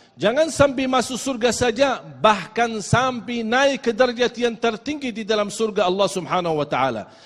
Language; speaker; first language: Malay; non-native, fluent; Arabic